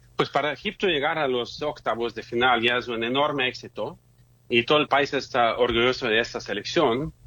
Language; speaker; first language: Spanish; non-native, fluent; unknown